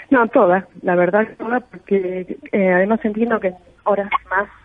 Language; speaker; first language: Spanish; native; Spanish